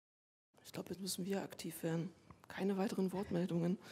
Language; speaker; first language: German; native; German